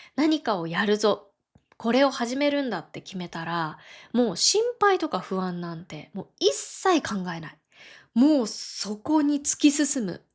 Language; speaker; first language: Japanese; native; Japanese